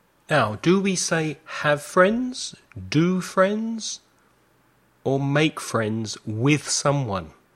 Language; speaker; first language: English; native; English